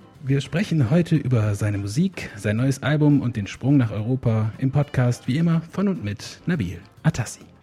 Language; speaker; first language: German; native; German